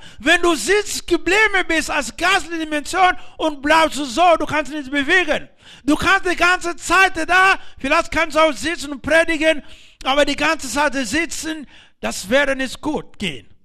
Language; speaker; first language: German; non-native, learner; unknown